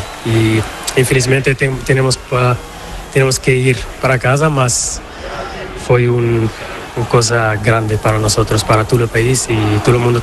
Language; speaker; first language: Spanish; non-native, learner; Portuguese